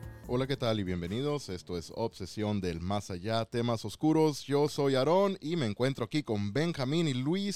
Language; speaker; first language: Spanish; native; Spanish